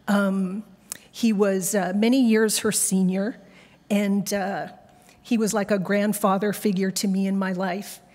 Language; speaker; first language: English; native; English